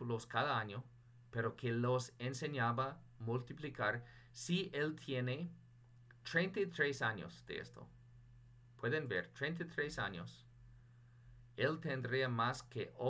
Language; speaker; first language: Spanish; non-native, fluent; English